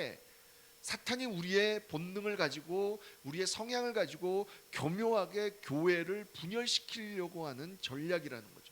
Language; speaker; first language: Korean; native; Korean